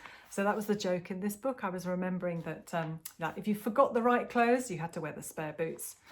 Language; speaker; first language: English; native; English